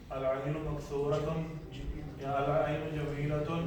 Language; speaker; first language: Arabic; non-native, fluent; Urdu